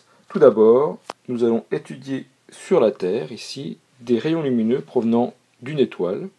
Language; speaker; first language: French; native; French